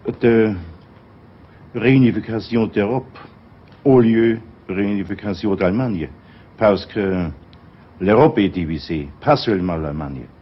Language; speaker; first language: French; non-native, fluent; German